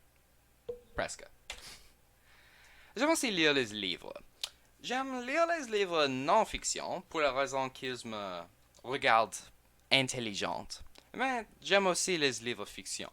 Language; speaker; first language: French; non-native, learner; English